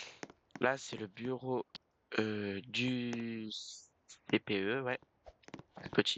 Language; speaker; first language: French; native; French